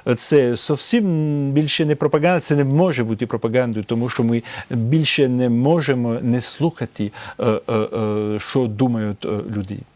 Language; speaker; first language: Ukrainian; non-native, fluent; French